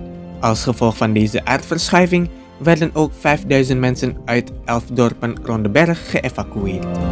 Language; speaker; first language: Dutch; non-native, fluent; Indonesian